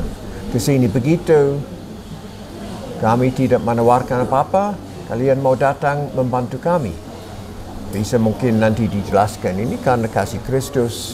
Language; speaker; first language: Indonesian; non-native, fluent; English